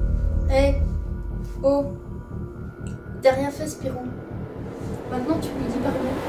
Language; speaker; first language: French; native; French